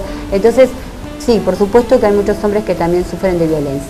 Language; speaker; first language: Spanish; native; Spanish